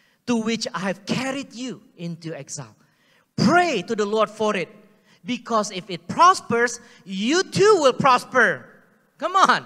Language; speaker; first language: English; native; English